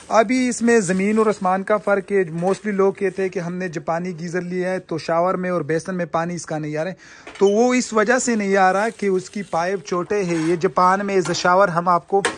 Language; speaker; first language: Urdu; non-native, local second language; Pashto